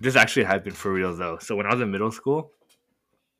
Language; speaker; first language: English; native; English